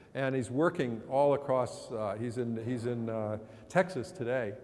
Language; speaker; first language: English; native; English